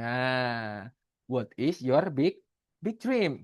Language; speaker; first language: English; non-native, fluent; Indonesian